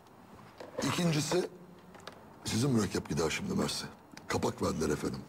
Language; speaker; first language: Turkish; native; Turkish